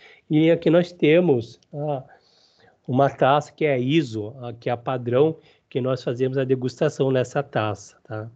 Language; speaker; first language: Portuguese; native; Portuguese